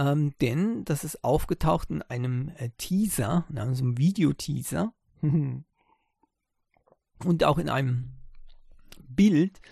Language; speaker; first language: German; native; German